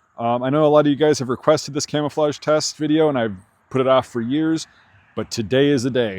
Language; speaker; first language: English; native; English